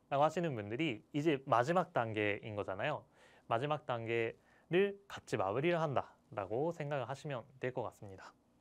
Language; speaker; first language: Korean; non-native, fluent; Japanese